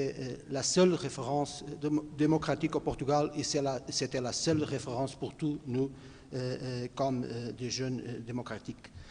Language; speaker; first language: French; non-native, fluent; Portuguese